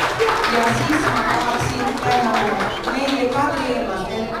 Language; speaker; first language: Estonian; non-native, local second language; Russian